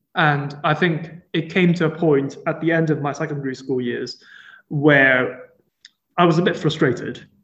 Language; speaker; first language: English; non-native, local second language; Cantonese